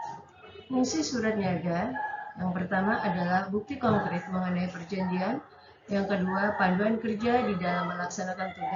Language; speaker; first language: Indonesian; native; Indonesian